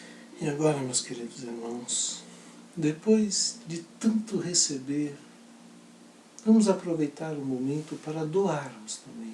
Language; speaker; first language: Portuguese; native; Portuguese